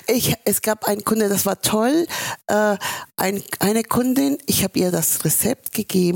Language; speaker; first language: German; non-native, fluent; Spanish